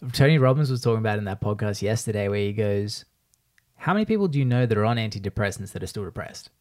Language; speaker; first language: English; native; English